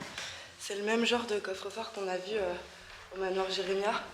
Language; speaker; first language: French; native; French